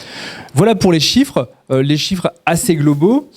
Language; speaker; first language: French; native; French